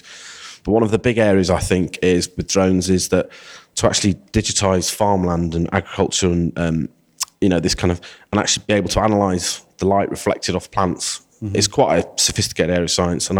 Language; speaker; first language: English; native; English